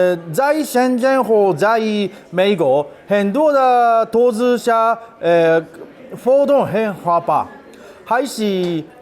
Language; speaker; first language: Chinese; non-native, learner; Japanese